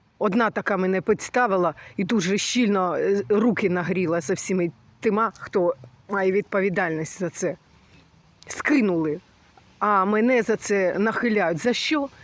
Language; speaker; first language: Ukrainian; early bilingual, other home language; Russian